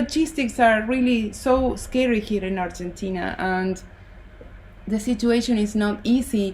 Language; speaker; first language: English; non-native, fluent; Spanish